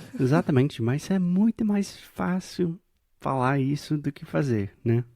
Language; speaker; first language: Portuguese; non-native, fluent; English